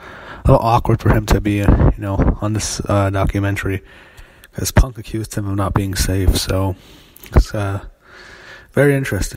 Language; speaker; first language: English; native; English